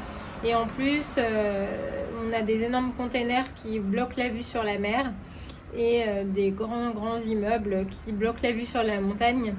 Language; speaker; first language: French; native; French